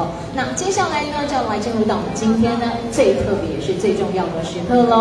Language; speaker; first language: Chinese; native; Chinese